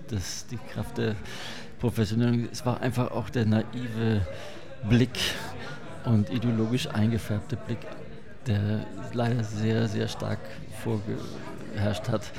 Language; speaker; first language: German; native; German